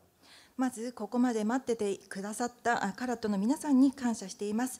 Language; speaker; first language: Japanese; native; Japanese